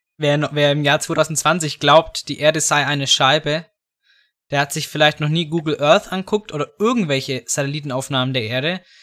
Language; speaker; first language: German; native; German